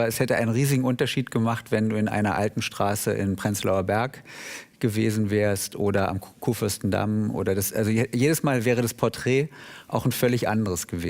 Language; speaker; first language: German; native; German